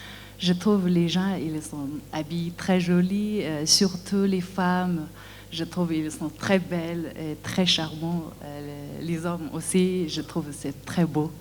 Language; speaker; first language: French; non-native, learner; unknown